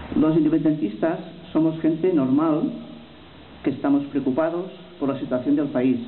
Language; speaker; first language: Spanish; non-native, local second language; Catalan